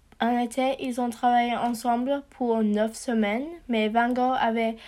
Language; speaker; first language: French; non-native, learner; English